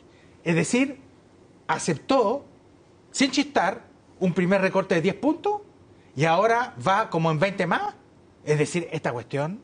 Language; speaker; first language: Spanish; native; Spanish